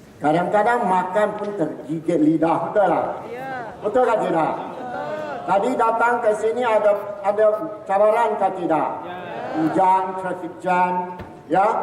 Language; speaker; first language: Malay; non-native, local second language; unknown